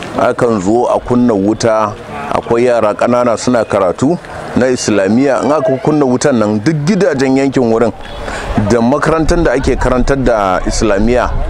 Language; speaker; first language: Hausa; native; Hausa